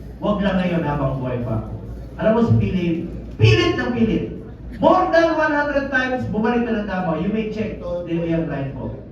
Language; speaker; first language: Filipino; non-native, local second language; Cebuano